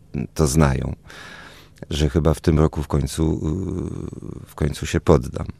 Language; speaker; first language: Polish; early bilingual, other home language; Spanish